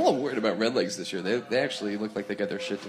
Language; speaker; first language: English; native; English